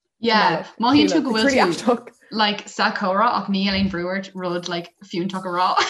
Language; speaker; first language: Irish; non-native, local second language; English